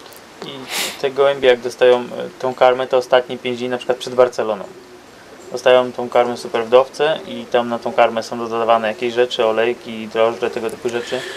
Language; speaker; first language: Polish; native; Polish